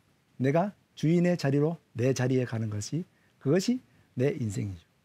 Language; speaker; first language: Korean; native; Korean